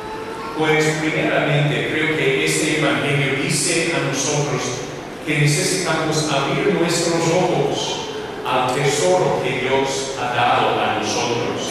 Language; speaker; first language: Spanish; non-native, learner; English